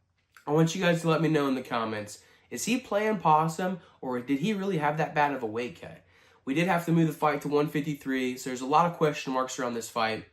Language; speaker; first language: English; native; English